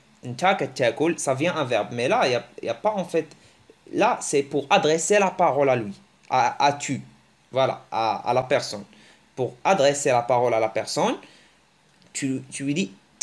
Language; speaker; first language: French; early bilingual, other home language; Arabic